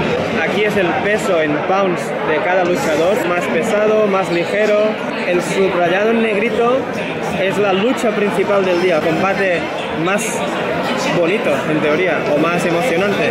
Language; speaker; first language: Spanish; non-native, local second language; Catalan